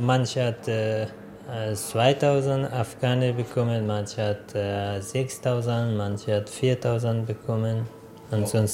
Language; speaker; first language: German; non-native, learner; Persian